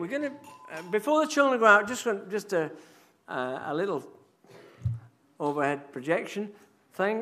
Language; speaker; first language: English; native; English